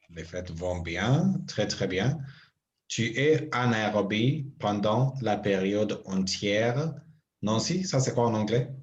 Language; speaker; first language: French; non-native, fluent; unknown